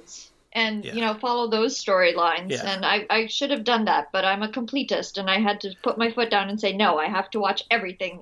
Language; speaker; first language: English; non-native, local second language; Filipino